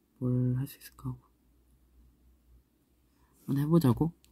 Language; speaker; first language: Korean; native; Korean